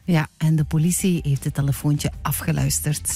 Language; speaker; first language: Dutch; native; Dutch